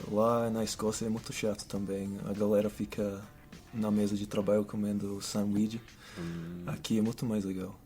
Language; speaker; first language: Portuguese; non-native, fluent; English